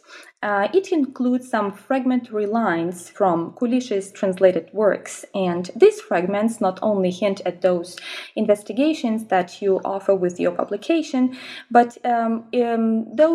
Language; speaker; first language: English; non-native, fluent; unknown